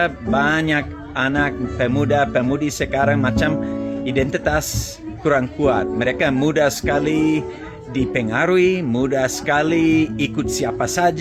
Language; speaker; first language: Indonesian; non-native, fluent; English